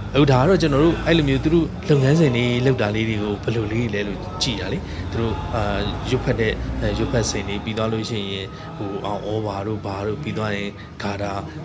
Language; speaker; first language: Burmese; native; Burmese